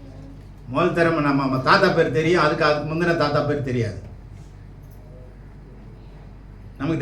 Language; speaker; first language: Tamil; native; Tamil